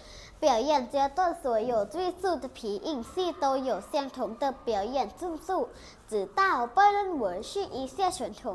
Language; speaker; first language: Chinese; non-native, learner; Thai